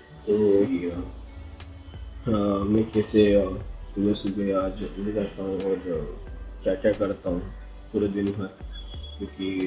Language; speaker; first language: Hindi; native; Hindi